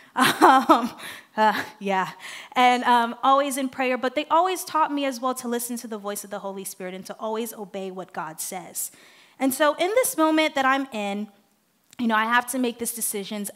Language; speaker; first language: English; non-native, fluent; Haitian Creole